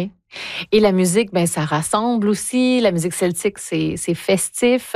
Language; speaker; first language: French; native; French